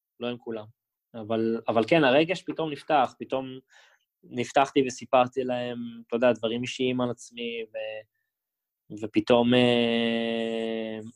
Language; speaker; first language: Hebrew; native; Hebrew